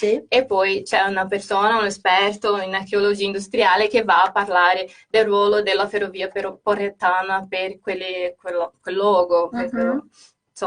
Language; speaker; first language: Italian; non-native, fluent; Portuguese